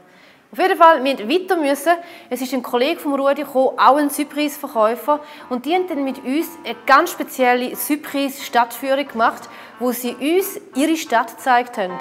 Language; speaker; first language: German; native; German